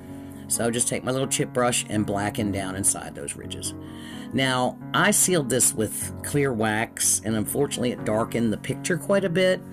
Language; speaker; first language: English; native; English